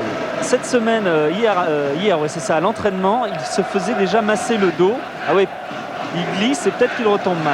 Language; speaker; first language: French; native; French